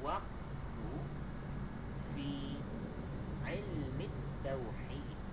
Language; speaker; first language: Arabic; non-native, fluent; Malay